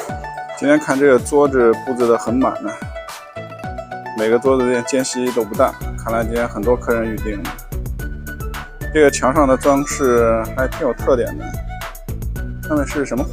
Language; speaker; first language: Chinese; native; Chinese